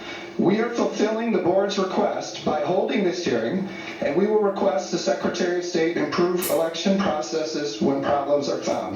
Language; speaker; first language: English; native; English